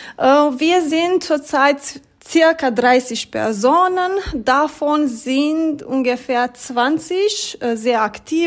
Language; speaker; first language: German; non-native, fluent; Romanian